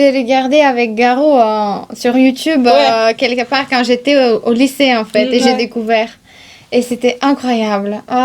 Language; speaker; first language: French; non-native, fluent; Bulgarian